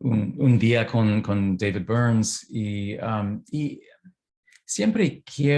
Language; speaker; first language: Spanish; non-native, fluent; English